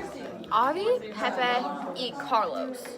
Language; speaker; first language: Spanish; non-native, learner; English